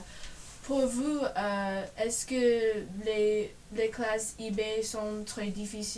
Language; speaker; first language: French; non-native, learner; English